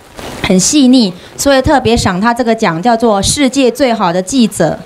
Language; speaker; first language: Chinese; native; Chinese